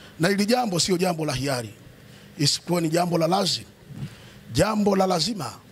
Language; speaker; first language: Swahili; native; Swahili